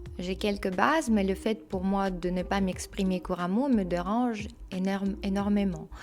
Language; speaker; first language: French; non-native, fluent; Russian